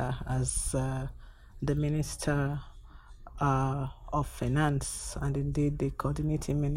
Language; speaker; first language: English; non-native, local second language; Igbo